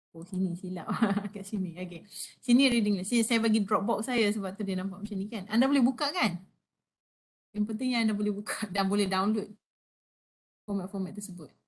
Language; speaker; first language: Malay; native; Malay